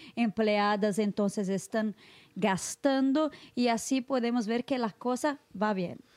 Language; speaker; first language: Spanish; non-native, fluent; Portuguese